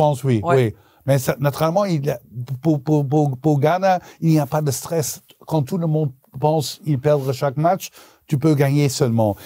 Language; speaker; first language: French; non-native, local second language; Dutch